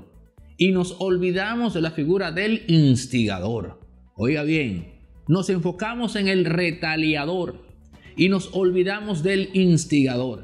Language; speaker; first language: Spanish; native; Spanish